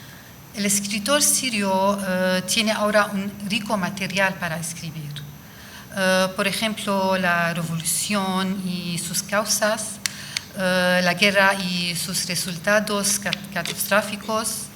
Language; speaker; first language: Spanish; non-native, fluent; Arabic